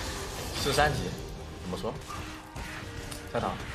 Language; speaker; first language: Chinese; native; Chinese